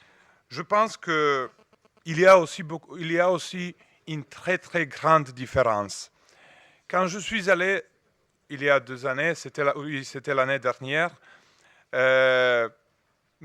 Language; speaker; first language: French; non-native, fluent; Serbian